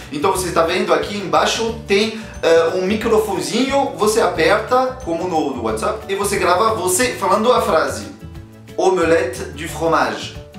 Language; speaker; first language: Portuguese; non-native, fluent; French